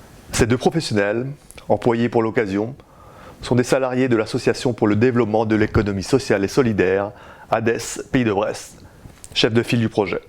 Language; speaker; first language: French; native; French